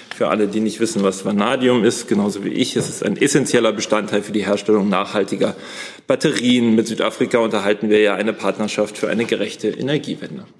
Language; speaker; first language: German; native; German